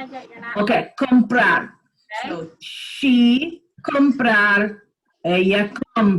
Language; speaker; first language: Spanish; non-native, fluent; English